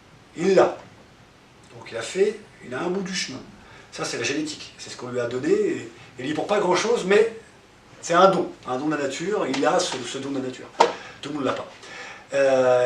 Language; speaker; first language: French; native; French